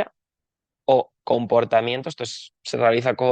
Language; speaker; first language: Spanish; native; Spanish